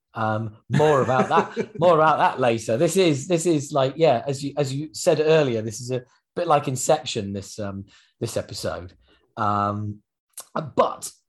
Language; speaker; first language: English; native; English